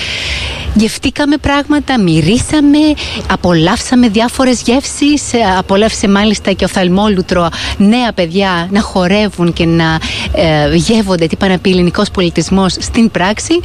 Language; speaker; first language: Greek; native; Greek